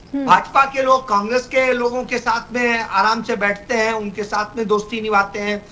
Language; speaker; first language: Hindi; native; Hindi